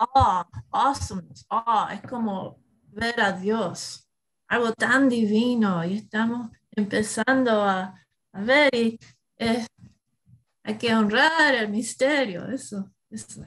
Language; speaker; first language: Spanish; non-native, learner; English